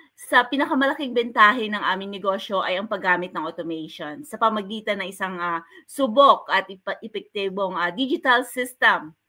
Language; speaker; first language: Filipino; native; Filipino